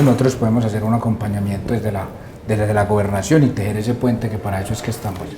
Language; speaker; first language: Spanish; native; Spanish